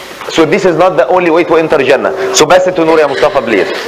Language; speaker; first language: English; non-native, fluent; Arabic